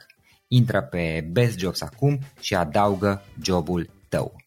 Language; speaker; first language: Romanian; native; Romanian